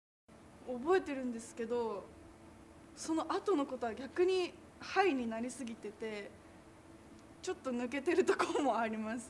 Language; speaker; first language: Japanese; native; Japanese